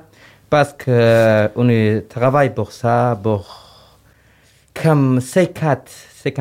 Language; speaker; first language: French; non-native, learner; Somali